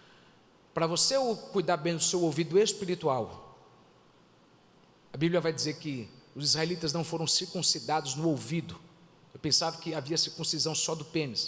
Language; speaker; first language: Portuguese; native; Portuguese